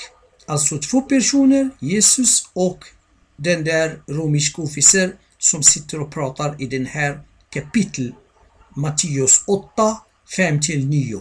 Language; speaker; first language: Swedish; non-native, fluent; Arabic